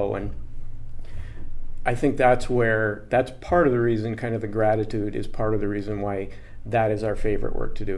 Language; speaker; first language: English; native; English